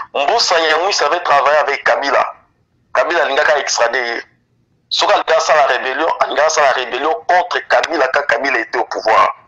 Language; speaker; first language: French; non-native, local second language; Lingala